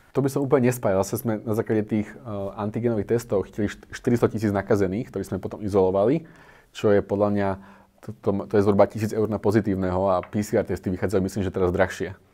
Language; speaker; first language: Slovak; native; Slovak